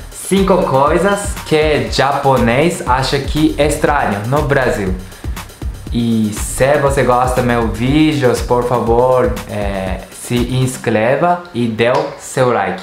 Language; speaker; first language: Portuguese; non-native, learner; Japanese